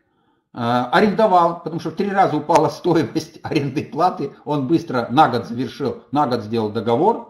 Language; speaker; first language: Russian; native; Russian